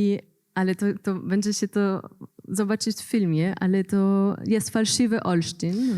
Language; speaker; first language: Polish; non-native, learner; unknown